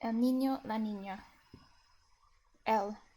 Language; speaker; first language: Spanish; non-native, learner; English